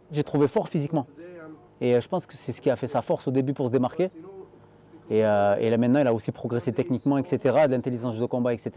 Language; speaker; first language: French; native; French